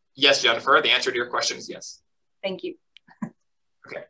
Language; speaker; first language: English; native; English